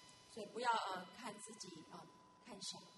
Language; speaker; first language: Chinese; native; Chinese